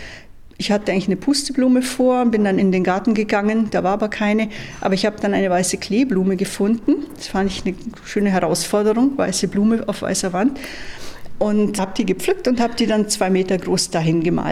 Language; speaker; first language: German; native; German